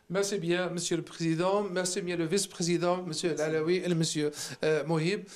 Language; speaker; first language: French; non-native, local second language; Arabic